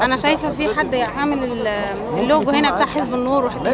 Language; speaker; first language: Arabic; native; Arabic